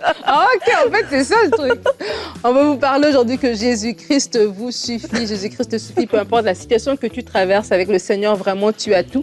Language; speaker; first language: French; native; French